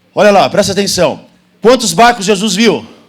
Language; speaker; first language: Portuguese; native; Portuguese